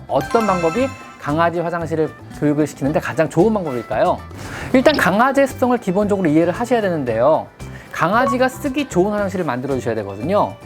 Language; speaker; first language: Korean; native; Korean